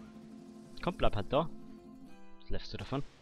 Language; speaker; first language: German; native; German